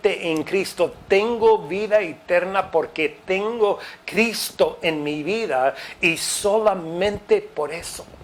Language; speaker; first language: Spanish; non-native, fluent; English